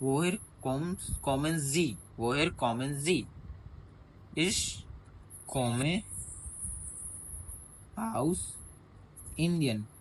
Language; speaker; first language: German; non-native, learner; Hindi